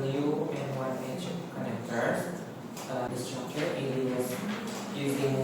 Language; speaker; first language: English; non-native, learner; Indonesian